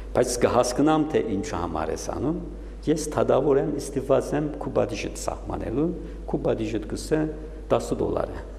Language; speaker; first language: Armenian; early bilingual, heritage; Armenian